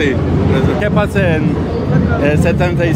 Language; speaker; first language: Spanish; non-native, learner; Turkish